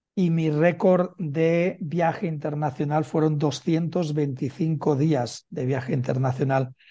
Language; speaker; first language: Spanish; native; Spanish